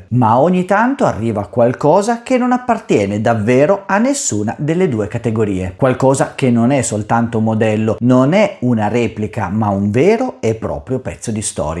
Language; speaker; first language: Italian; native; Italian